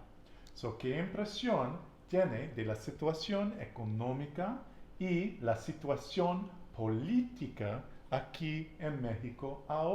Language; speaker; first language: Spanish; non-native, fluent; English